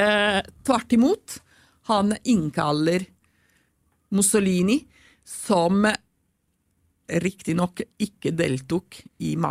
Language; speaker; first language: Norwegian; non-native, fluent; Italian